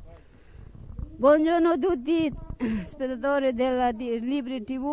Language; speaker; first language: Italian; non-native, fluent; Tibetan